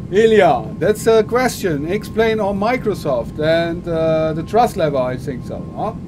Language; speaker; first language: English; non-native, learner; German